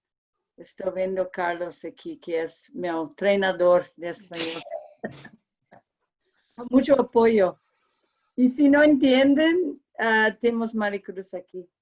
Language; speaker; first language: Spanish; non-native, learner; English